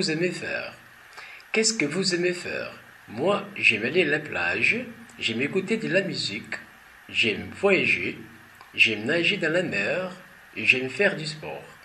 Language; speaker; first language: French; non-native, fluent; Portuguese